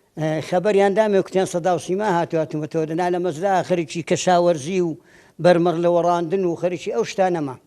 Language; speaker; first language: Central Kurdish; native; Central Kurdish